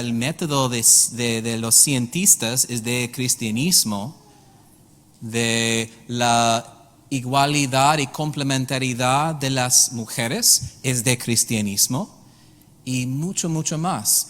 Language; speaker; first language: Spanish; non-native, learner; English